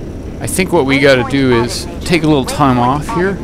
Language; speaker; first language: English; native; English